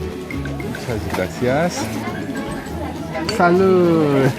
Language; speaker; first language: Spanish; non-native, learner; Korean